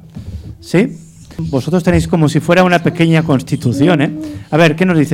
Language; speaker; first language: Spanish; native; Spanish